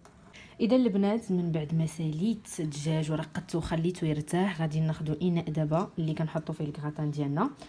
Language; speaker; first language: Arabic; native; Arabic